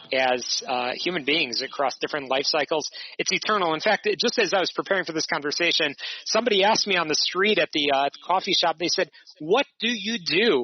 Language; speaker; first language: English; native; English